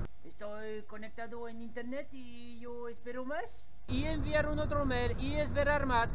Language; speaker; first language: Spanish; non-native, learner; French